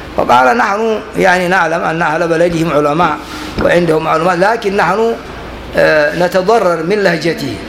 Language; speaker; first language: Arabic; non-native, fluent; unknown